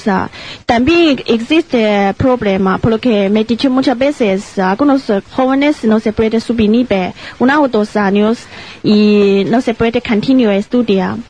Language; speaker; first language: Spanish; non-native, learner; Chinese